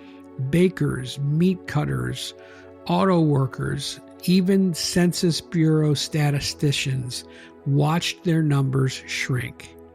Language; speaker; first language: English; native; English